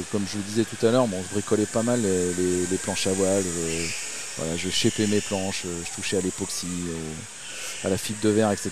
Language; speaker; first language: French; native; French